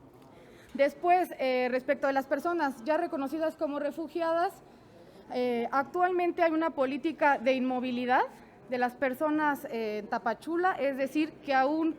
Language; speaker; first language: Spanish; native; Spanish